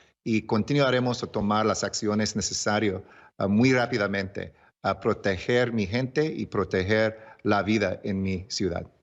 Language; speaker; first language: Spanish; early bilingual, heritage; English